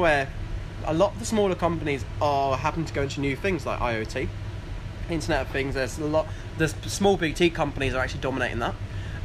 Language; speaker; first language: English; native; English